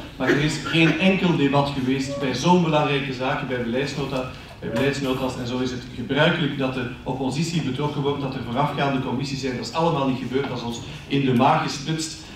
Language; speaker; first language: Dutch; native; Dutch